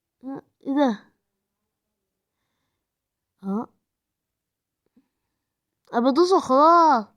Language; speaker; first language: Arabic; native; Arabic